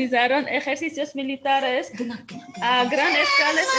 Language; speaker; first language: Spanish; non-native, fluent; Armenian